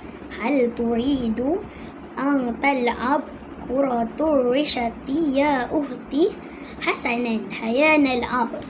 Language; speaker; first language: Arabic; non-native, learner; Malay